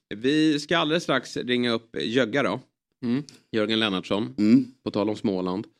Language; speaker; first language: Swedish; native; Swedish